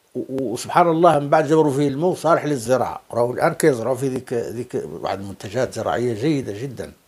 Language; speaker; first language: Arabic; native; Arabic